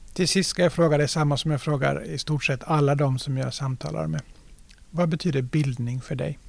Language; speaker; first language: Swedish; native; Swedish